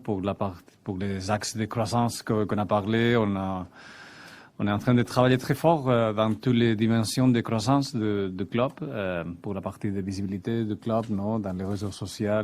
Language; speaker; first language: French; non-native, fluent; Spanish